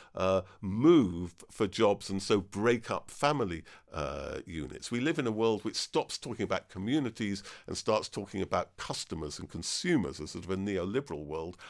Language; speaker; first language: English; native; English